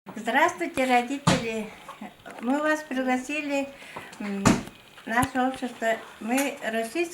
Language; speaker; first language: Russian; non-native, local second language; Tuvinian